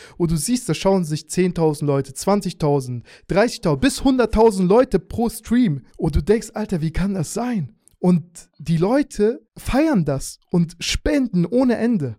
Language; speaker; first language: German; early bilingual, other home language; Russian